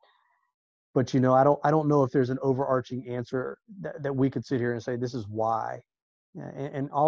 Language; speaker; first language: English; native; English